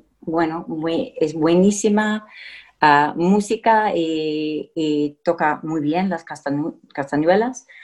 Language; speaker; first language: Spanish; non-native, fluent; English